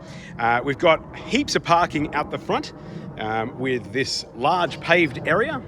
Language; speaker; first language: English; native; English